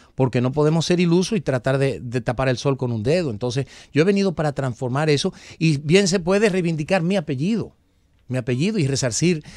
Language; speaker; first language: Spanish; early bilingual, heritage; Spanish